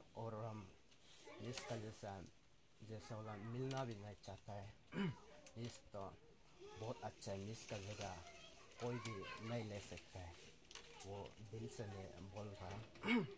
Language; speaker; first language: Hindi; non-native, local second language; Adi